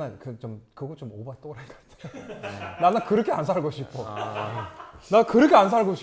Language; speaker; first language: Korean; early bilingual, other home language; English